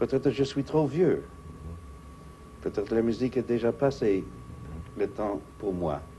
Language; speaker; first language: French; non-native, fluent; English